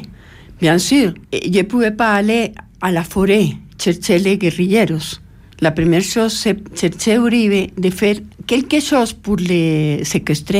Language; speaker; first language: French; non-native, fluent; Spanish